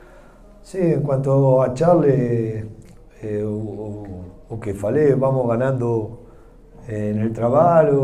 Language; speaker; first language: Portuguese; non-native, learner; Spanish